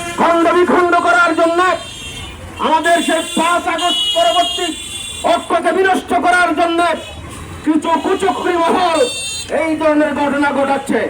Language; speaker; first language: Bangla; native; Bangla